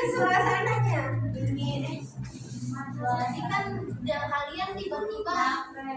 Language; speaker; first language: Indonesian; native; Indonesian